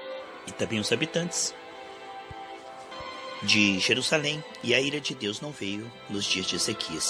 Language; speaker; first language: Portuguese; native; Portuguese